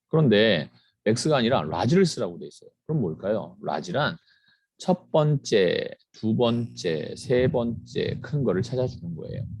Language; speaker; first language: Korean; native; Korean